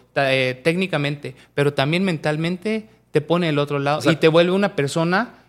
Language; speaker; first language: Spanish; native; Spanish